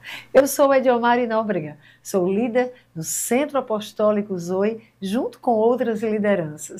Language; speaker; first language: Portuguese; native; Portuguese